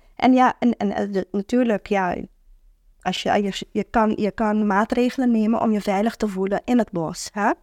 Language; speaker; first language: Dutch; non-native, local second language; Papiamento